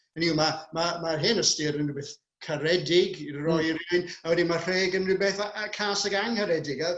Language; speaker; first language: Welsh; non-native, fluent; English